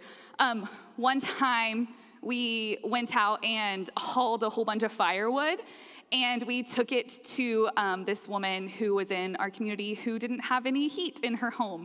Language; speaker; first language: English; native; English